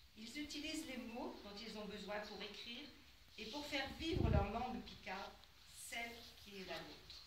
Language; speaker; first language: French; native; French